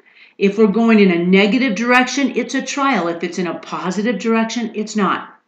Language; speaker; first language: English; native; English